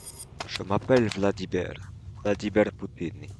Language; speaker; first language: French; native; French